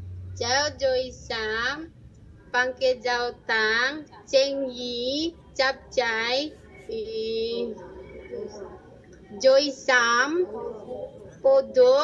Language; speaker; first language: Chinese; non-native, learner; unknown